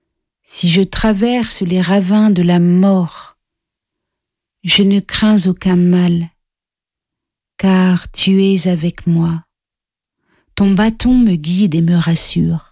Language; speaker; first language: French; native; French